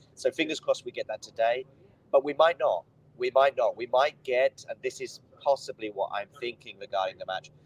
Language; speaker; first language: English; native; English